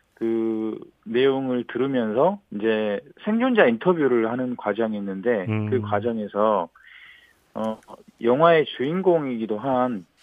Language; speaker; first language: Korean; native; Korean